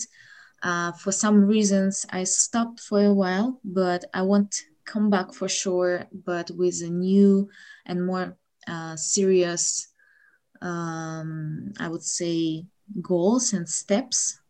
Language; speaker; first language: English; non-native, fluent; Ukrainian